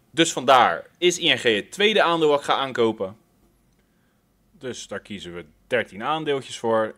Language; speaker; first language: Dutch; native; Dutch